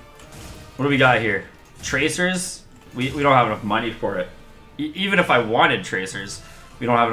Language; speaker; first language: English; native; English